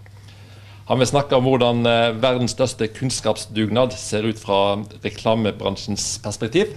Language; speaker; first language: Norwegian; native; Norwegian